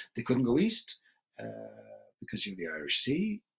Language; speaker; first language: English; native; English